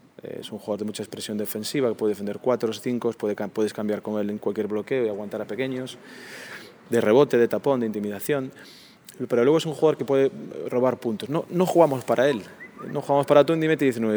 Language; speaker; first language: Spanish; native; Spanish